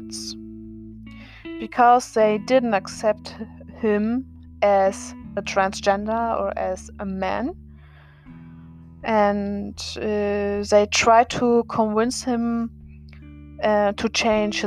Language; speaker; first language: English; non-native, fluent; German